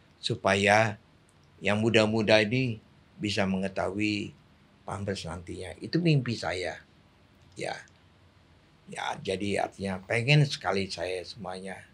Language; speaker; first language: Indonesian; native; Indonesian